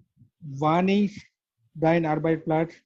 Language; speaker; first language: German; non-native, learner; Gujarati